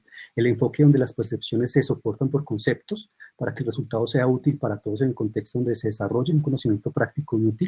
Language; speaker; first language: Spanish; native; Spanish